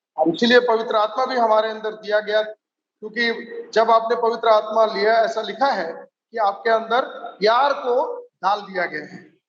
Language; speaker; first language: Hindi; non-native, local second language; Marathi